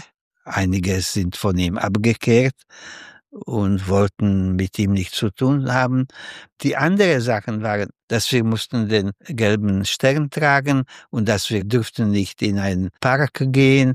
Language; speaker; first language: German; non-native, fluent; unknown